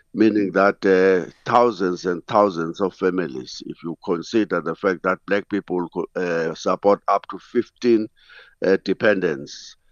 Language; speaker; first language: English; non-native, local second language; Xhosa